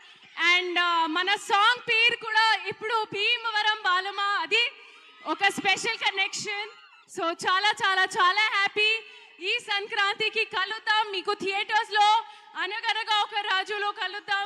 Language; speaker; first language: Telugu; non-native, learner; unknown